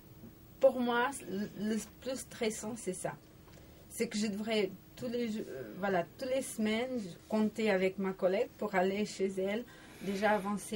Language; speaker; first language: French; non-native, learner; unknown